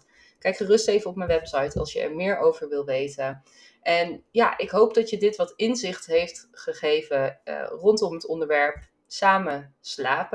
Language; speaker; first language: Dutch; native; Dutch